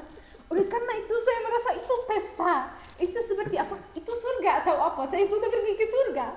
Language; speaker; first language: Indonesian; non-native, learner; Arabic